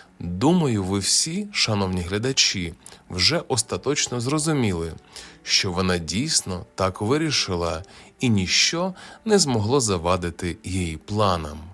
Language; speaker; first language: Ukrainian; native; Ukrainian